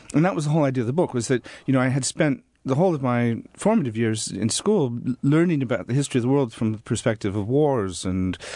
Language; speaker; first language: English; native; English